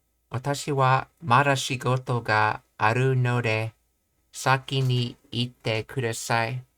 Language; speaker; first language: Japanese; non-native, learner; English